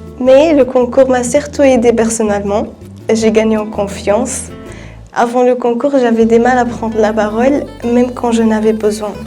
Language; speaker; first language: French; non-native, fluent; Arabic